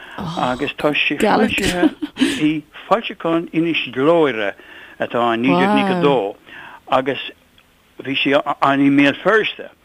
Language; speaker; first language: Irish; non-native, local second language; English